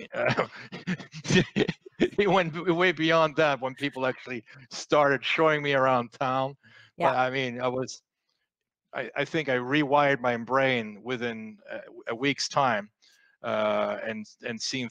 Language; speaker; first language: English; non-native, fluent; French